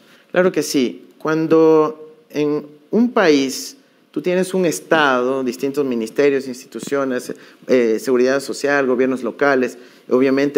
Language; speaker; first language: Spanish; native; Spanish